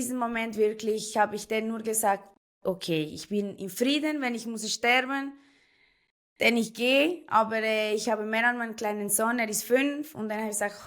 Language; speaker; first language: German; non-native, fluent; Spanish